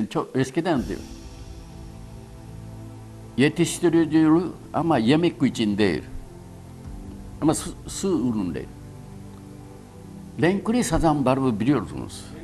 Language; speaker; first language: Turkish; non-native, learner; Japanese